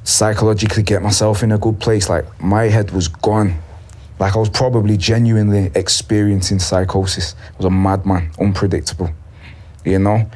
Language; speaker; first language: English; native; English